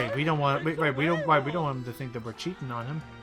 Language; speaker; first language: English; native; English